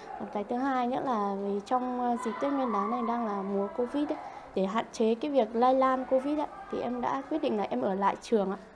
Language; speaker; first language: Vietnamese; non-native, local second language; Hmong